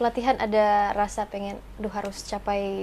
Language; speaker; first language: Indonesian; native; Indonesian